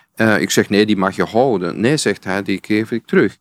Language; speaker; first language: Dutch; native; Dutch